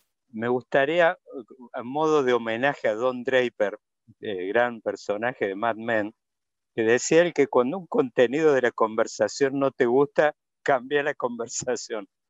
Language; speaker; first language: Spanish; native; Spanish